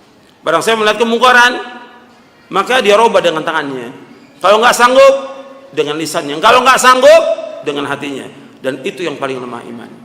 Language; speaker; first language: Indonesian; native; Indonesian